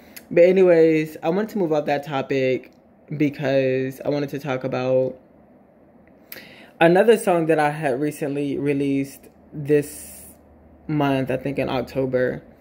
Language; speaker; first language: English; native; English